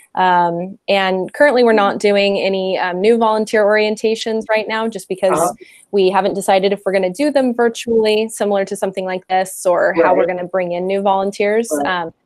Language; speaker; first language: English; native; English